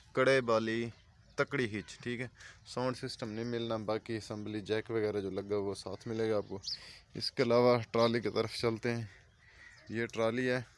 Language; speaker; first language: Urdu; non-native, local second language; Punjabi